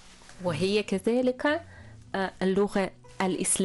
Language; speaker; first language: Arabic; non-native, fluent; Russian